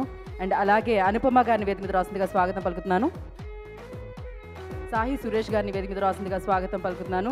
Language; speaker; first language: Telugu; native; Telugu